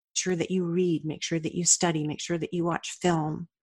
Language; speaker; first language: English; native; English